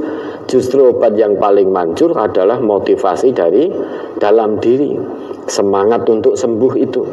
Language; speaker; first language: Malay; non-native, local second language; Javanese